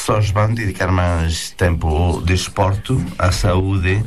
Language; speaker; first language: Portuguese; non-native, fluent; Spanish